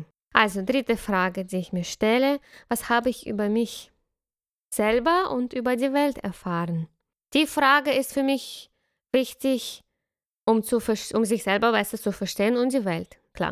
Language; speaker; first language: German; non-native, fluent; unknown